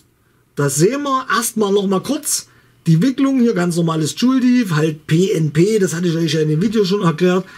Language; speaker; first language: German; native; German